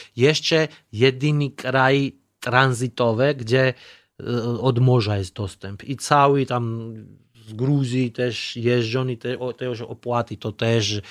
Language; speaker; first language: Polish; non-native, learner; Georgian